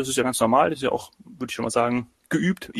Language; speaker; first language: German; native; German